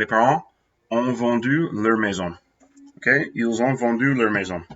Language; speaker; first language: French; non-native, fluent; English